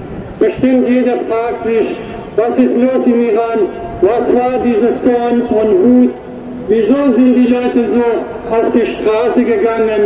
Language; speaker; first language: German; non-native, fluent; Persian